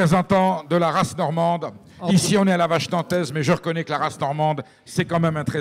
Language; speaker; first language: French; native; French